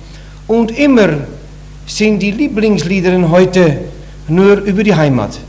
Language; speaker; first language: German; non-native, learner; Dutch